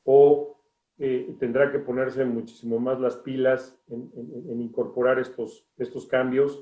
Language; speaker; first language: Spanish; native; Spanish